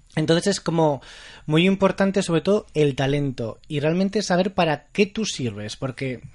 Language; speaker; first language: Spanish; native; Spanish